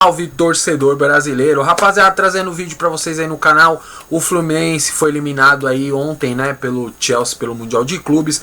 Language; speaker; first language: Portuguese; native; Portuguese